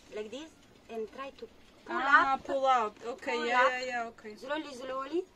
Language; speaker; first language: English; non-native, fluent; Italian